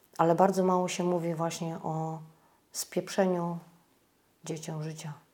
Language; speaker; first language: Polish; native; Polish